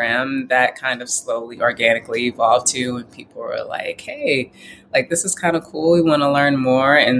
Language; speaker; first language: English; native; English